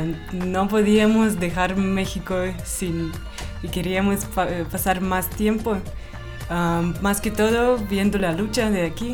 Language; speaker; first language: Spanish; non-native, fluent; Russian